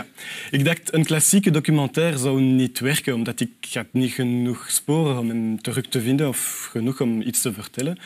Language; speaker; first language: Dutch; non-native, local second language; French